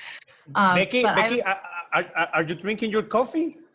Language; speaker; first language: English; non-native, fluent; Spanish